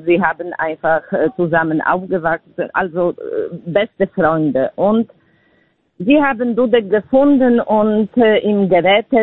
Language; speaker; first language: German; non-native, fluent; Polish